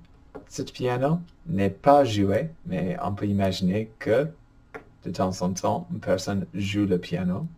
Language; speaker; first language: French; non-native, fluent; English